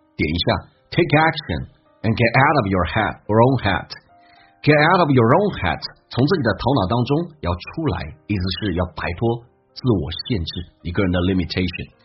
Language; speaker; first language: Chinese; native; Chinese